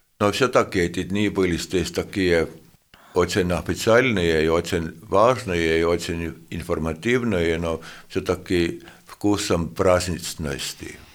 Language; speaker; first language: Russian; non-native, fluent; Estonian